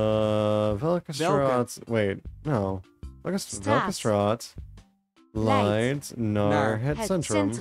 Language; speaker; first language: Dutch; non-native, learner; English